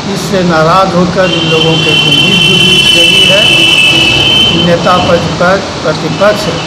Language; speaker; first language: Hindi; native; Hindi